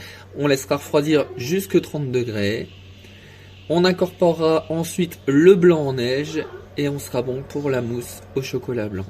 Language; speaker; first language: French; native; French